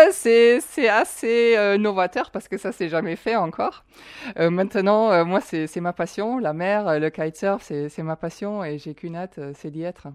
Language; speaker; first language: French; non-native, fluent; German